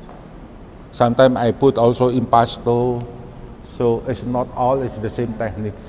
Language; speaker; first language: English; non-native, learner; Indonesian